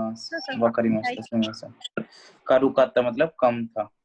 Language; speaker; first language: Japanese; non-native, learner; Hindi